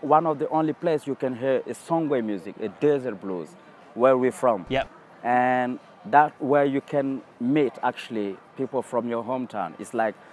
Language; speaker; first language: English; non-native, fluent; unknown